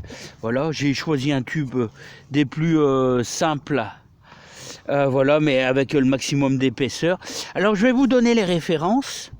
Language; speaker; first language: French; native; French